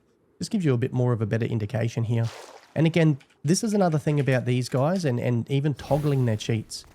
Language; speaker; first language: English; native; English